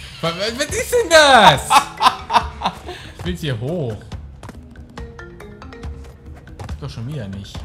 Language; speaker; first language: German; native; German